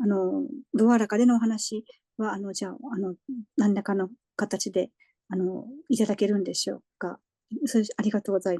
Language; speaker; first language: Japanese; native; Japanese